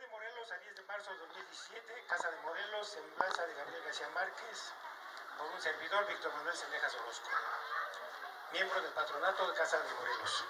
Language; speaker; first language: Spanish; native; Spanish